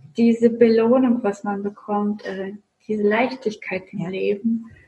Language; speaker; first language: German; non-native, fluent; Russian